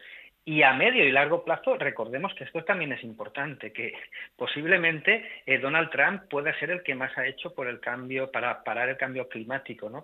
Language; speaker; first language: Spanish; native; Spanish